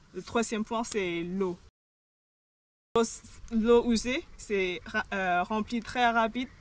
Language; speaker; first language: French; non-native, learner; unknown